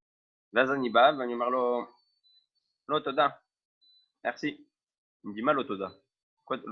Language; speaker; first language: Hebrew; non-native, fluent; French